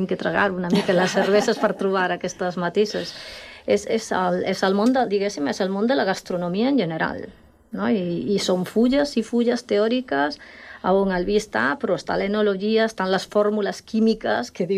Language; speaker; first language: Catalan; non-native, local second language; Spanish